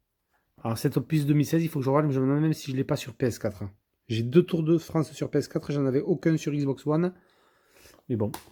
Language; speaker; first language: French; native; French